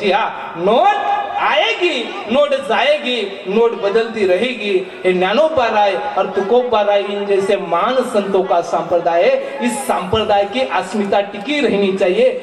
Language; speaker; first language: Hindi; non-native, local second language; Marathi